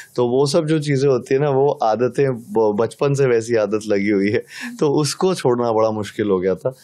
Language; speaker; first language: Hindi; native; Hindi